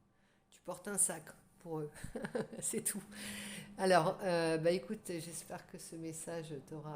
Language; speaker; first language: French; native; French